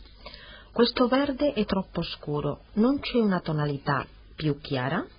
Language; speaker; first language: Italian; non-native, fluent; Spanish